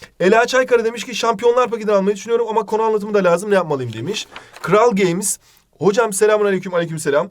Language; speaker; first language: Turkish; native; Turkish